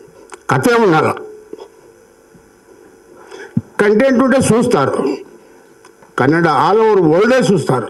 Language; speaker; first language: Telugu; non-native, learner; Kannada